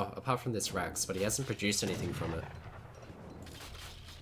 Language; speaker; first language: English; native; English